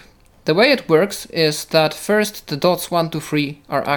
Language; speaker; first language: English; non-native, fluent; Polish